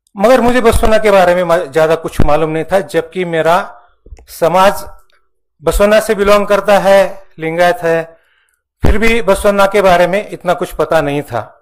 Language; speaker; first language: Hindi; non-native, local second language; Marathi